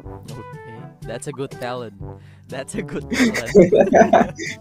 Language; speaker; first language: English; non-native, learner; Indonesian